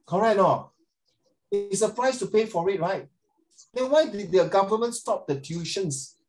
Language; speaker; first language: English; non-native, local second language; Chinese